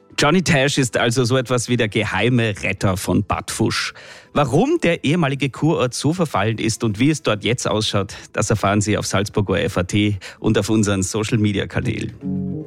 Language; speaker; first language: German; native; German